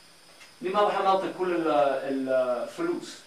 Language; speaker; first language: Arabic; non-native, fluent; English